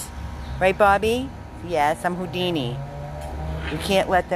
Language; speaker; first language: English; native; English